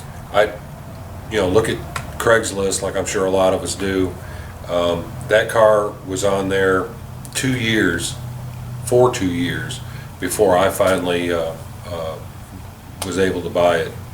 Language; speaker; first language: English; native; English